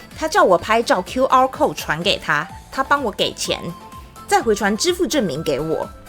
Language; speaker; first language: Chinese; native; Chinese